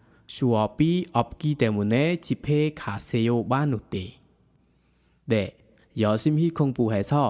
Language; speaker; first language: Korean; non-native, fluent; Khmer